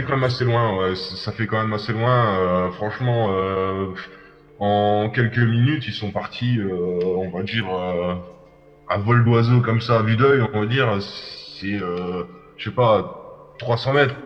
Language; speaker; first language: French; native; French